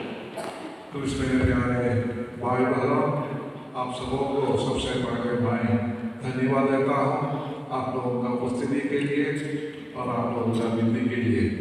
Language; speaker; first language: Hindi; non-native, local second language; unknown